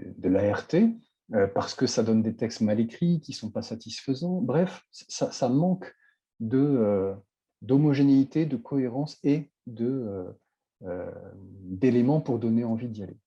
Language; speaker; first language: French; native; French